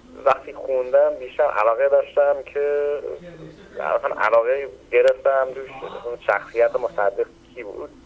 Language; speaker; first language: Persian; early bilingual, heritage; Persian